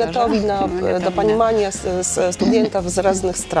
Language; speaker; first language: Russian; non-native, learner; Polish